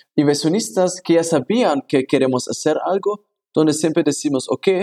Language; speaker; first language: Spanish; non-native, fluent; German